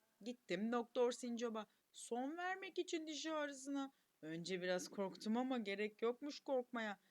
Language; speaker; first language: Turkish; native; Turkish